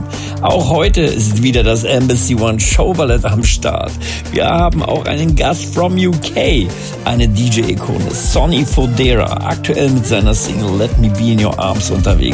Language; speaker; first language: German; native; German